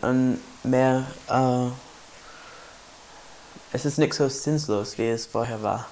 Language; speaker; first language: German; non-native, learner; English